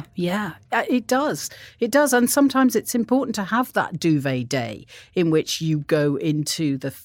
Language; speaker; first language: English; native; English